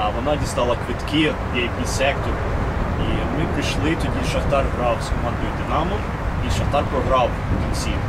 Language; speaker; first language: Ukrainian; native; Ukrainian